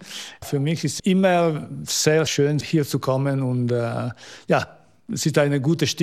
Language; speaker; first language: German; non-native, local second language; Italian